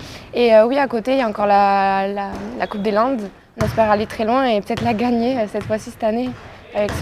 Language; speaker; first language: French; native; French